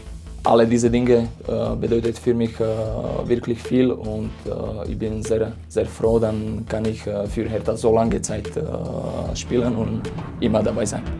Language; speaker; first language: German; non-native, fluent; Slovak